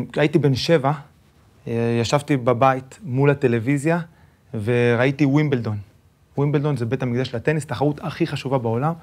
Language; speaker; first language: Hebrew; early bilingual, other home language; Spanish